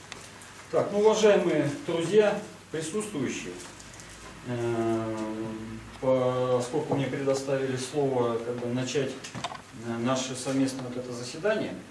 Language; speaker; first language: Russian; native; Russian